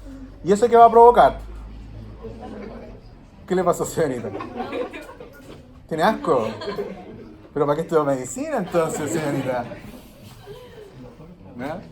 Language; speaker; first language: Spanish; native; Spanish